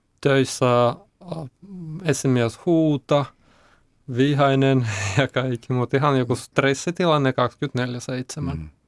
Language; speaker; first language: Finnish; non-native, learner; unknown